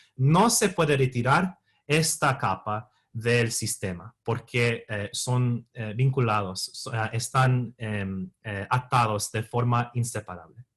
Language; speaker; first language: Spanish; non-native, fluent; English